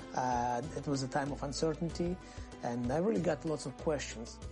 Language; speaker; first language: English; non-native, fluent; Russian